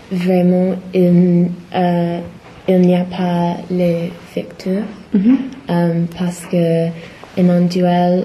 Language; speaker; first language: French; non-native, learner; English